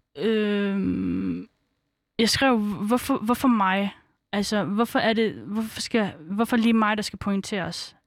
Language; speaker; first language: Danish; early bilingual, other home language; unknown